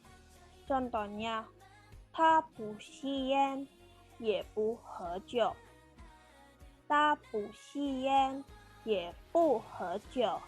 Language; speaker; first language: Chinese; non-native, learner; Indonesian